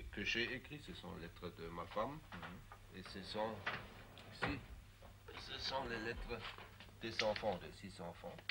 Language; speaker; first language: French; non-native, fluent; German